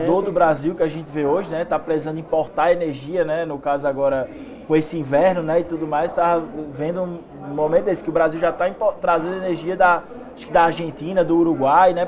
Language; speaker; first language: Portuguese; native; Portuguese